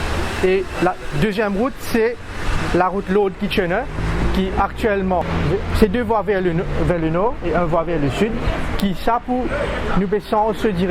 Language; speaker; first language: French; non-native, local second language; Morisyen